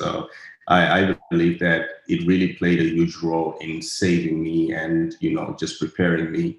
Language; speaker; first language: English; non-native, local second language; Shona